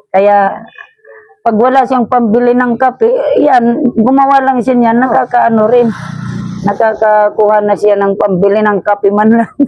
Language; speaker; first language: Filipino; non-native, local second language; Bikol